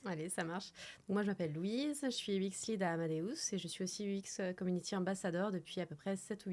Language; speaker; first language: French; native; French